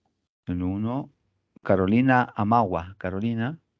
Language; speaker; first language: Spanish; native; Spanish